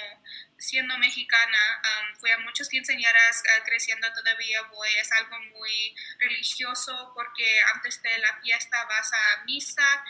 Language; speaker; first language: Spanish; early bilingual, heritage; Spanish